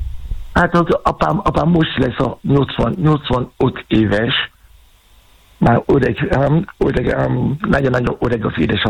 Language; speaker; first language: Hungarian; non-native, fluent; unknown